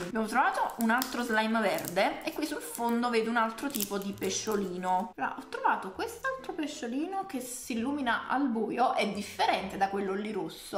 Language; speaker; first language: Italian; native; Italian